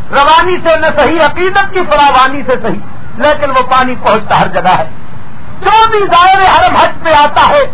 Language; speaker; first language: Urdu; native; Urdu